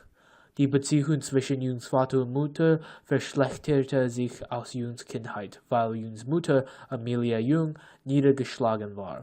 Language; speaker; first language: German; non-native, learner; English